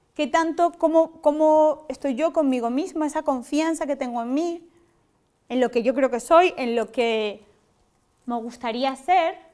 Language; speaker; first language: Spanish; native; Spanish